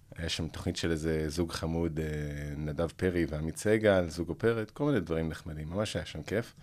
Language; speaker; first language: Hebrew; early bilingual, other home language; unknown